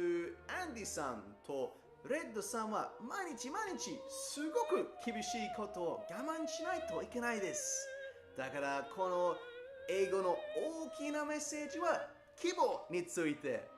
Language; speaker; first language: Japanese; non-native, fluent; English